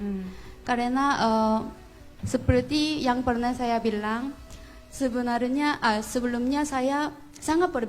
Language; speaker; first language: Indonesian; non-native, fluent; Korean